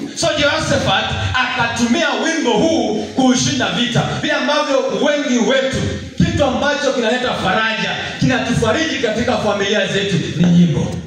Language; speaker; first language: Swahili; non-native, local second language; Gusii